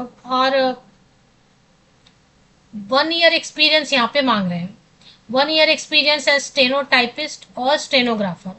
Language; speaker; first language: Hindi; native; Hindi